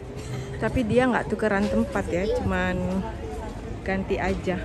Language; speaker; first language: Indonesian; native; Indonesian